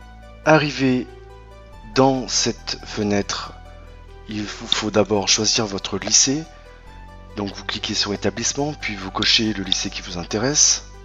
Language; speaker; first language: French; native; French